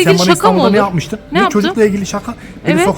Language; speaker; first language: Turkish; native; Turkish